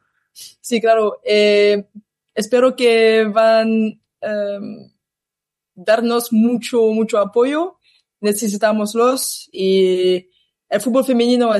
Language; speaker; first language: Spanish; non-native, learner; French